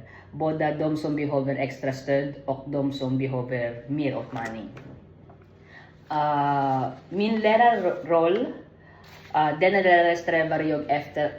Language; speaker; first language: Swedish; non-native, learner; Filipino